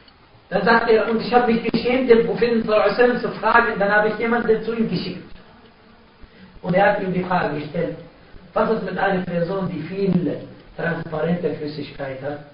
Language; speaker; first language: German; non-native, fluent; Arabic